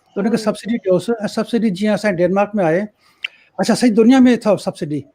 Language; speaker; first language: Sindhi; early bilingual, heritage; Sindhi